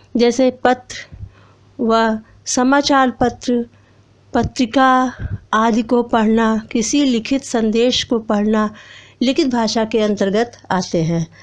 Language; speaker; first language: Hindi; native; Hindi